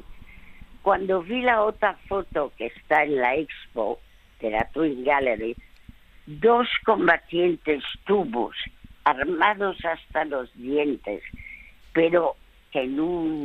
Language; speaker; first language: Spanish; early bilingual, other home language; French